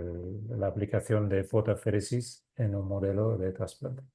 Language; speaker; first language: Spanish; non-native, fluent; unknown